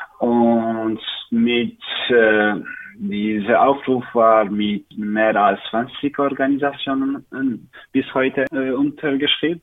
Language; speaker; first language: German; non-native, learner; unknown